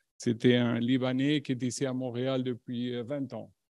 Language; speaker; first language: French; non-native, fluent; Spanish